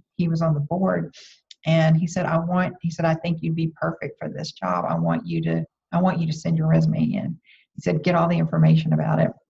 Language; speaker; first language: English; native; English